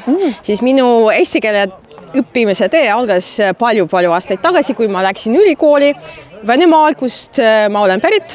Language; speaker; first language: Estonian; non-native, fluent; Russian